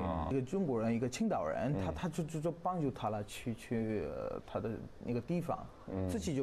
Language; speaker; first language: Chinese; non-native, learner; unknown